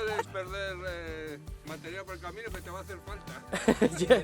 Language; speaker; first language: Spanish; native; Spanish